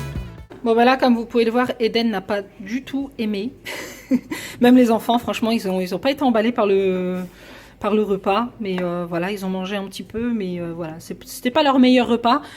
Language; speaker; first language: French; native; French